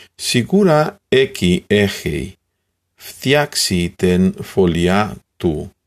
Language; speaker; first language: Greek; non-native, learner; Spanish